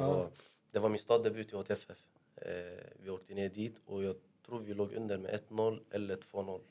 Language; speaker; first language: Swedish; early bilingual, other home language; Arabic